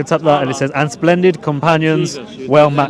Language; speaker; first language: English; native; English